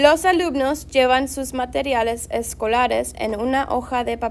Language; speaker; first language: Spanish; non-native, fluent; English